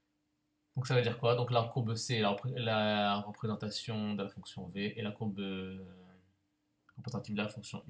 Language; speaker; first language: French; native; French